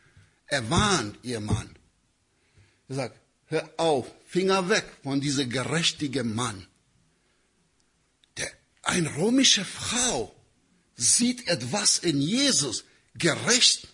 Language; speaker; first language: German; non-native, learner; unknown